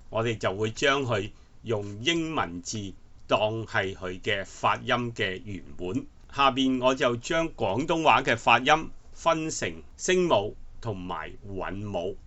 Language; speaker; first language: Cantonese; native; Cantonese